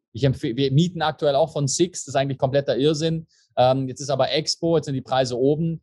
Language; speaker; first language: German; native; German